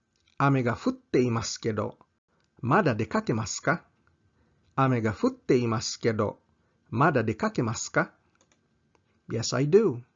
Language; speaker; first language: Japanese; non-native, fluent; English